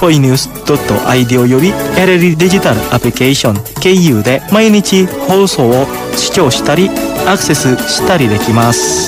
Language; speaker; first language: Japanese; non-native, fluent; Indonesian